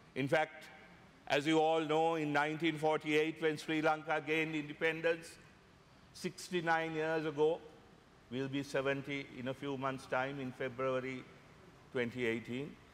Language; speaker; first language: English; non-native, local second language; Sinhala